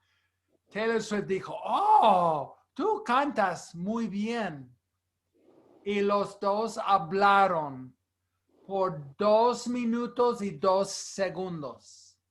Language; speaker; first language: Spanish; non-native, fluent; English